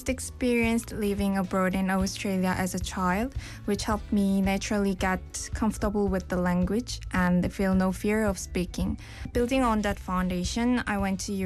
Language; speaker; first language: English; non-native, fluent; Korean